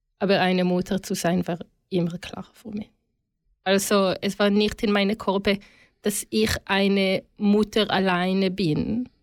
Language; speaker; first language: German; non-native, learner; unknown